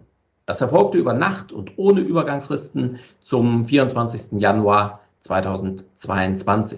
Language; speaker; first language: German; native; German